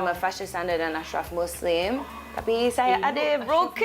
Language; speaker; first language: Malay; non-native, learner; English